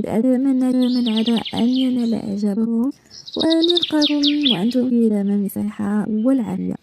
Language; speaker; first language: Arabic; native; Arabic